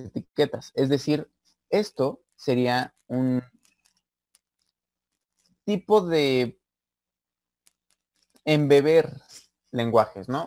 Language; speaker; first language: Spanish; native; Spanish